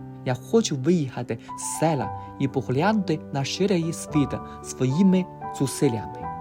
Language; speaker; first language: Ukrainian; non-native, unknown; Chinese